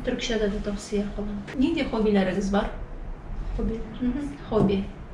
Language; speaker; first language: Turkish; non-native, learner; Tatar